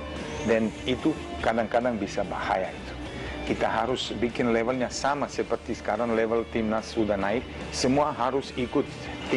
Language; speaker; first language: Indonesian; non-native, fluent; Serbian